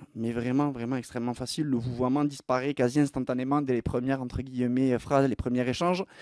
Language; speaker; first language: French; native; French